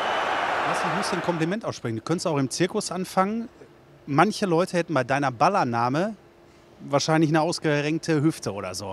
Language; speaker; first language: German; native; German